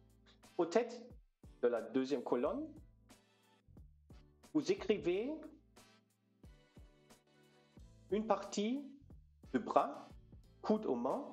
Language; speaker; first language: French; non-native, fluent; German